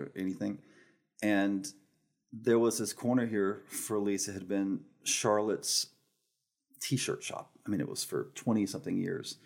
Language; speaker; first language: English; native; English